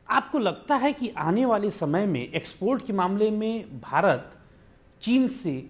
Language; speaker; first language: Hindi; native; Hindi